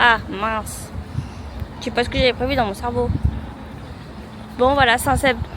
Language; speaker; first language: French; native; French